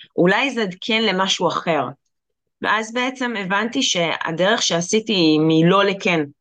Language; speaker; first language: Hebrew; early bilingual, other home language; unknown